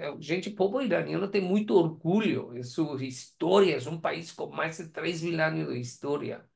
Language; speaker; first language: Portuguese; non-native, learner; Persian